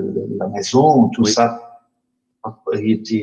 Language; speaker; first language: French; non-native, learner; Portuguese